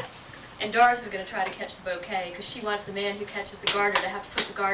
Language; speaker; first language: English; native; English